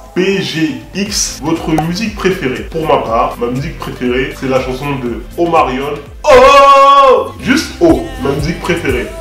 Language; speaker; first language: French; early bilingual, other home language; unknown